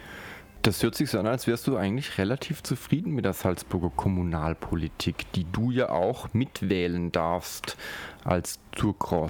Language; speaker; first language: German; native; German